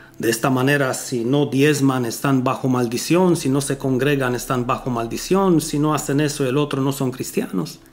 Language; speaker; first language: Spanish; non-native, fluent; Romanian